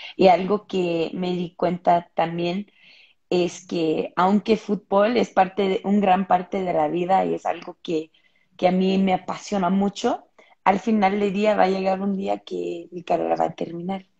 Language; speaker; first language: Spanish; early bilingual, heritage; Spanish